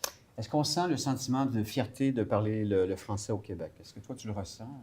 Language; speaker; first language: French; native; French